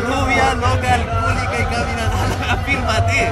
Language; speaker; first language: Spanish; native; Spanish